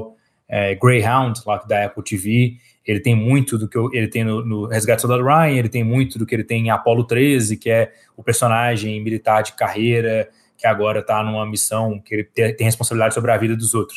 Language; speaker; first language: Portuguese; native; Portuguese